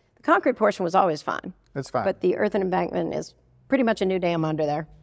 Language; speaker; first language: English; native; English